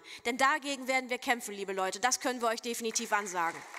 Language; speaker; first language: German; native; German